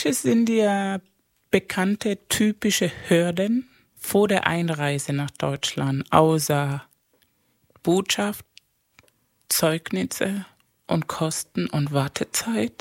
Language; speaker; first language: German; early bilingual, other home language; Spanish